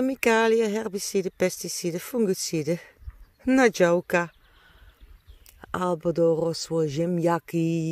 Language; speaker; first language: Polish; non-native, learner; Dutch